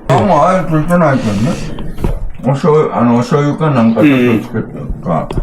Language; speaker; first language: Japanese; native; Japanese